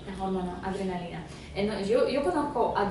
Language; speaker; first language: Spanish; non-native, fluent; Russian